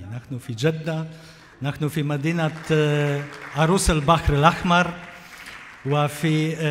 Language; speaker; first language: Arabic; non-native, fluent; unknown